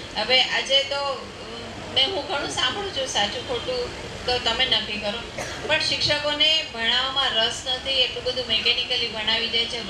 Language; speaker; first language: Gujarati; native; Gujarati